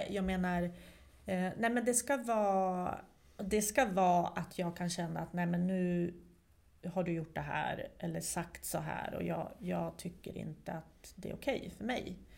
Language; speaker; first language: Swedish; non-native, fluent; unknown